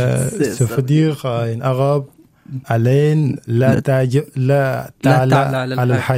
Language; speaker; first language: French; non-native, learner; Arabic